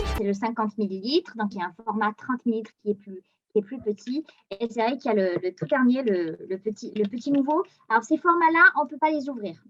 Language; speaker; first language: French; non-native, local second language; Arabic